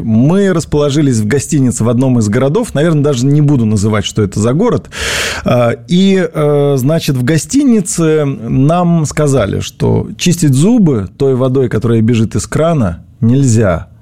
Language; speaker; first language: Russian; native; Russian